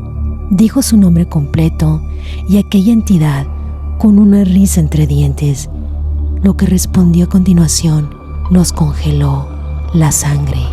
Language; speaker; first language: Spanish; native; Spanish